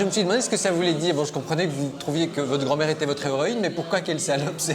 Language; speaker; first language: French; native; French